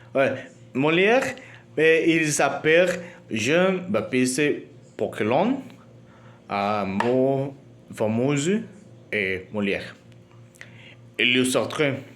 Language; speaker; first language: French; non-native, learner; Spanish